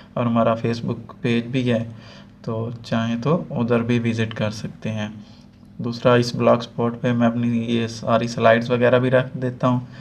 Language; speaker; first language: Urdu; non-native, local second language; Punjabi